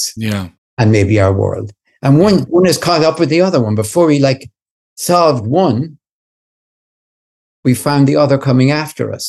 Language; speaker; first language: English; native; English